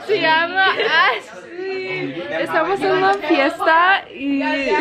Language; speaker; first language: Spanish; early bilingual, other home language; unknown